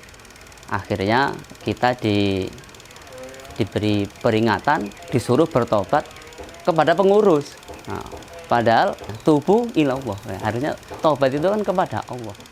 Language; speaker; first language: Indonesian; non-native, local second language; Javanese